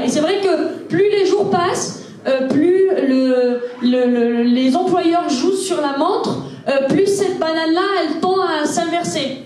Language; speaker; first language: French; native; French